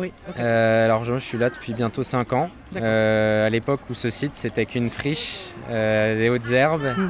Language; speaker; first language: French; native; French